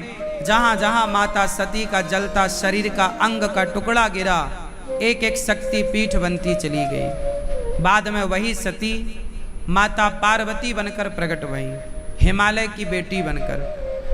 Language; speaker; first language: Hindi; native; Hindi